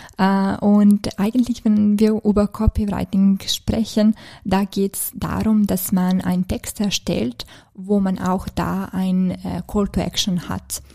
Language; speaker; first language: German; non-native, fluent; Serbian